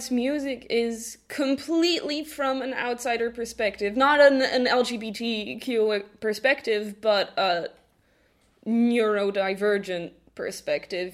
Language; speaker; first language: English; non-native, fluent; Dutch